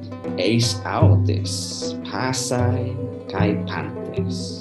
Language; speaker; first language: Greek; non-native, learner; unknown